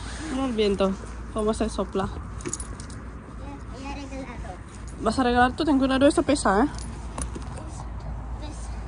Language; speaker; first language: Spanish; non-native, learner; Indonesian